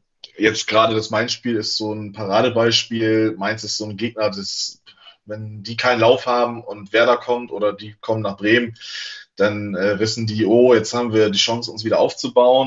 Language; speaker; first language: German; native; German